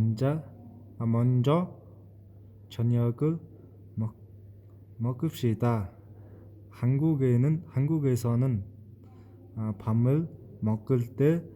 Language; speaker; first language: Korean; non-native, fluent; Mongolian